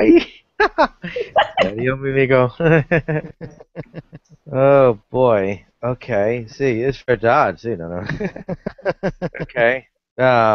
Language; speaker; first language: Spanish; non-native, learner; English